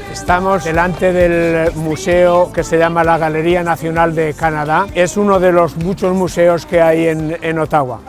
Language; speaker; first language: Spanish; native; Spanish